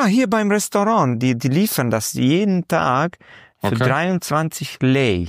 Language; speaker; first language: German; non-native, learner; Romanian